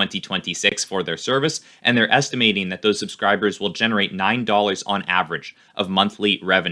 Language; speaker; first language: English; native; English